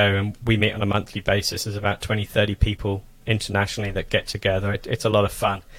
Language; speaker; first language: English; native; English